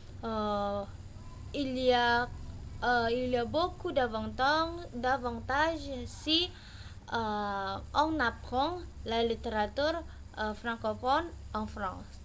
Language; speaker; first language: French; non-native, learner; Indonesian